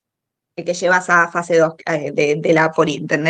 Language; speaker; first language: Spanish; native; Spanish